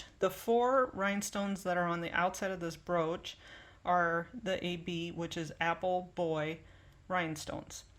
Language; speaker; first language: English; native; English